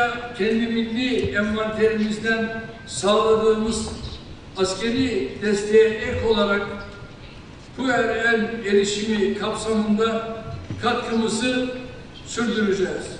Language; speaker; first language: Turkish; native; Turkish